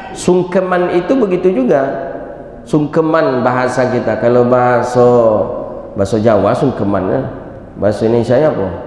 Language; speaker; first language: Malay; non-native, local second language; Minangkabau